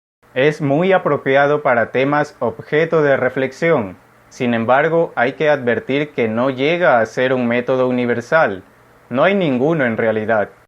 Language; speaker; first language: Spanish; native; Spanish